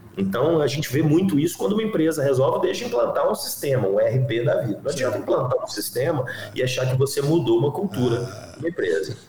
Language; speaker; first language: Portuguese; native; Portuguese